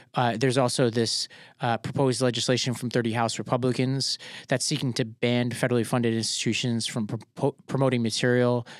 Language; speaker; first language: English; native; English